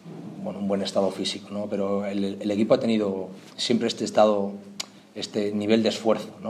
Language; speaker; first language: Spanish; native; Spanish